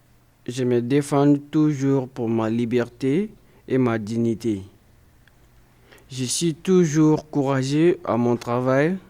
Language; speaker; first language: French; non-native, learner; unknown